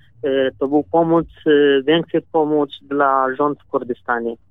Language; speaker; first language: Polish; non-native, learner; Kurdish